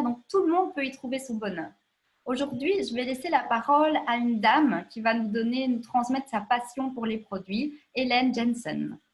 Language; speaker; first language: French; native; French